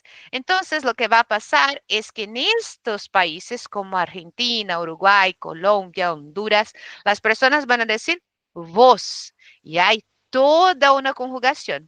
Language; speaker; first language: Spanish; non-native, fluent; Portuguese